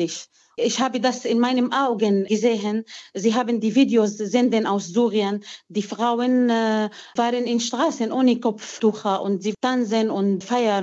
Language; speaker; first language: German; non-native, fluent; Arabic